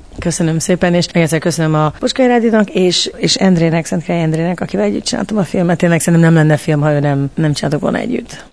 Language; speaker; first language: Hungarian; early bilingual, heritage; Hungarian